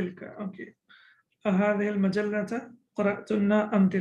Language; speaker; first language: Arabic; non-native, fluent; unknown